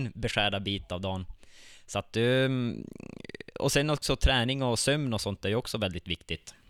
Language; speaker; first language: Swedish; native; Swedish